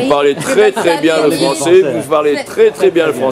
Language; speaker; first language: French; native; French